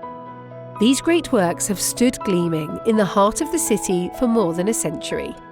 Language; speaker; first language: English; native; English